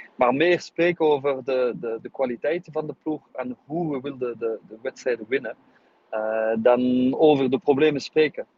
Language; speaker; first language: Dutch; non-native, fluent; English